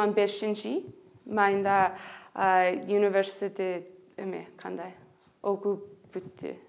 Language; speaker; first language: Kyrgyz; non-native, learner; English